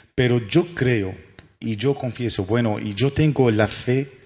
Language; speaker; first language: Spanish; non-native, fluent; Arabic